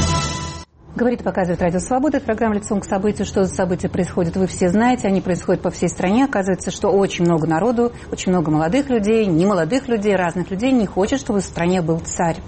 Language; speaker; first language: Russian; native; Russian